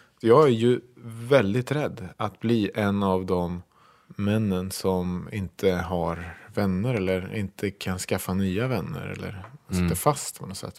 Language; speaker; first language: Swedish; native; Swedish